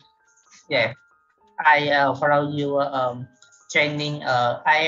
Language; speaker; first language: English; non-native, learner; Vietnamese